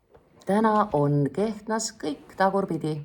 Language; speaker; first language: Estonian; native; Estonian